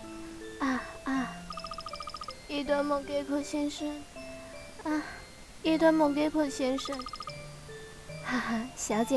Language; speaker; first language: Chinese; native; Chinese